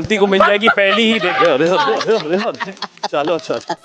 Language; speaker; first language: Hindi; native; Hindi